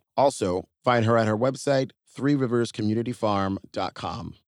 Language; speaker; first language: English; native; English